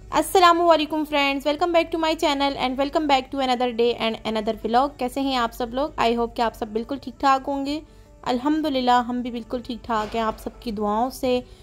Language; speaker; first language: Urdu; native; Urdu